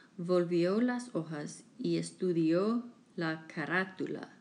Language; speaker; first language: Spanish; non-native, learner; English